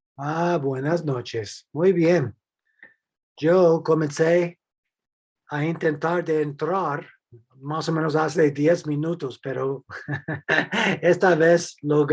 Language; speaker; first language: Spanish; non-native, fluent; English